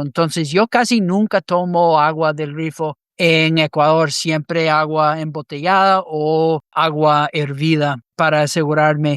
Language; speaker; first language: Spanish; non-native, fluent; English